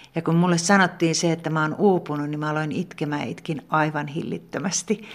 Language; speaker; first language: Finnish; native; Finnish